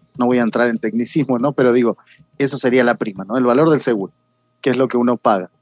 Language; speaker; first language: Spanish; native; Spanish